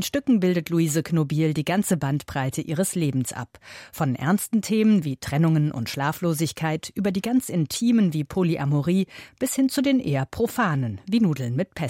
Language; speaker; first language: German; native; German